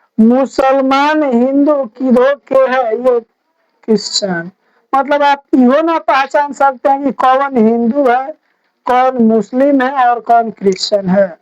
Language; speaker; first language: Hindi; native; Hindi